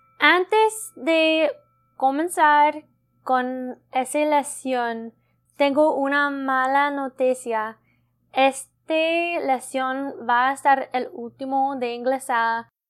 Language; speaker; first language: Spanish; non-native, learner; English